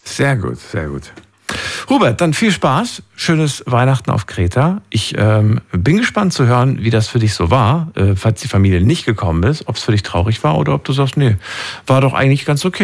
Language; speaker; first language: German; native; German